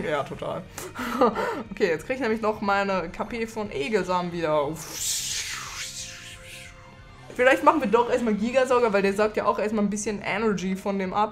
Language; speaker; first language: German; native; German